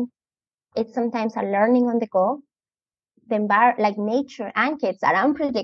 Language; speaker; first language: English; non-native, fluent; Spanish